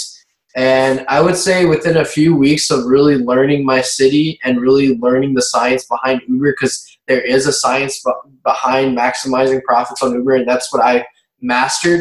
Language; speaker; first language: English; native; English